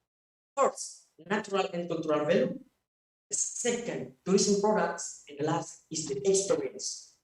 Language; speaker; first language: English; non-native, fluent; Indonesian